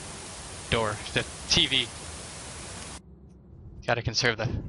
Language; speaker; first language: English; native; English